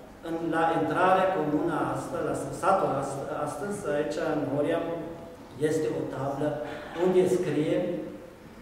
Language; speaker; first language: Romanian; non-native, local second language; German